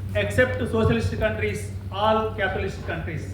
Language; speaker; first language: English; non-native, local second language; Telugu